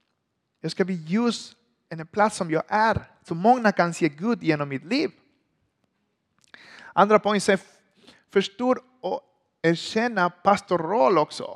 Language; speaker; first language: Swedish; non-native, learner; Spanish